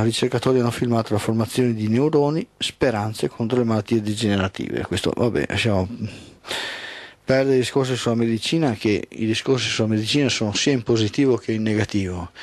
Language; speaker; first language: Italian; native; Italian